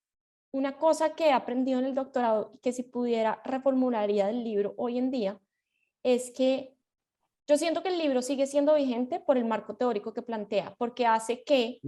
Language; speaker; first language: Spanish; native; Spanish